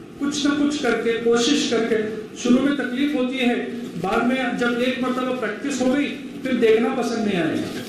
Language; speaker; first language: Urdu; native; Urdu